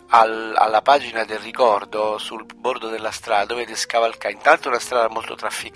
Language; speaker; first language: Italian; native; Italian